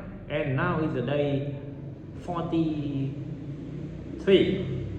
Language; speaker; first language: English; non-native, learner; Vietnamese